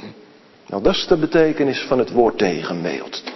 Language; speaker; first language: Dutch; native; Dutch